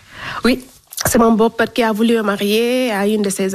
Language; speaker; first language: French; non-native, local second language; Fula